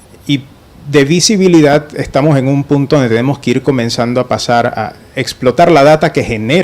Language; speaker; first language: Spanish; native; Spanish